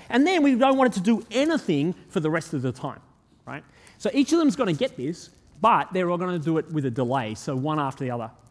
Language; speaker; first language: English; native; English